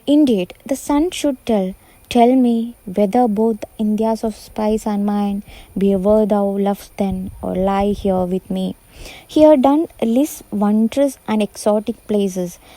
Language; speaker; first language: English; non-native, local second language; Malayalam